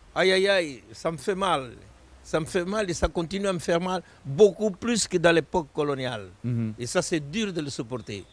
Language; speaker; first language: French; non-native, fluent; Portuguese